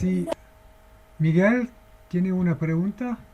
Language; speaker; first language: Spanish; non-native, fluent; English